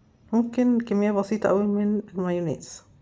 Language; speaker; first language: Arabic; native; Arabic